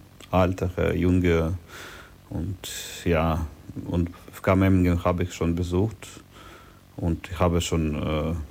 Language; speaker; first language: German; non-native, learner; Ukrainian